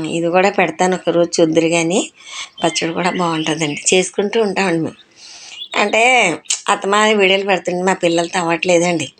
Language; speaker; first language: Telugu; non-native, local second language; Urdu